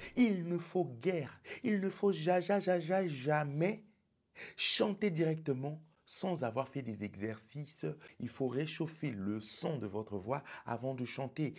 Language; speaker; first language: French; non-native, local second language; Lingala